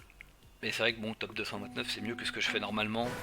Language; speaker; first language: French; native; French